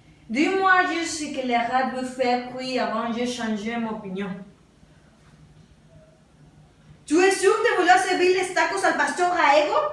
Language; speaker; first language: French; non-native, learner; Spanish